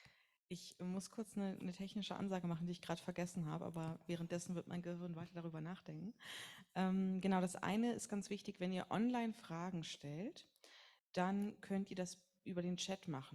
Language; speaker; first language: German; native; German